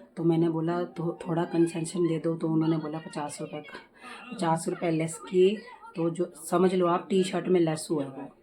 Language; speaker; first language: Hindi; native; Hindi